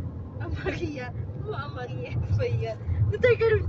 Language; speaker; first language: Arabic; non-native, learner; Filipino